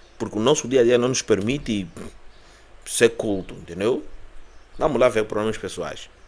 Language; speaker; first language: Portuguese; native; Portuguese